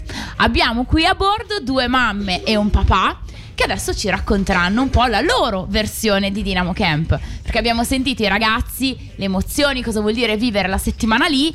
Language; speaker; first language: Italian; native; Italian